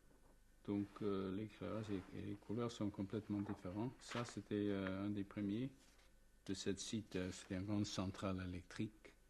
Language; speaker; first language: French; non-native, fluent; English